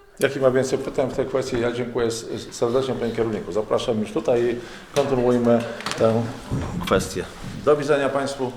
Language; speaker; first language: Polish; native; Polish